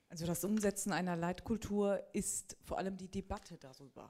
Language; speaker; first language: German; early bilingual, other home language; Turkish